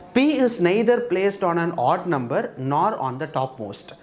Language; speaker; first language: English; non-native, local second language; Tamil